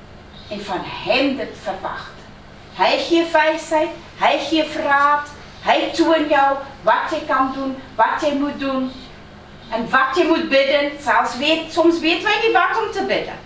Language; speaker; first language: Dutch; non-native, fluent; Afrikaans